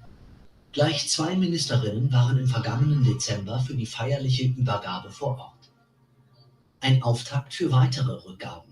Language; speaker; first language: German; native; German